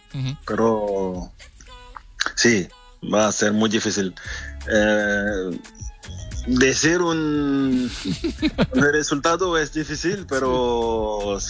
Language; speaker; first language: Spanish; non-native, learner; French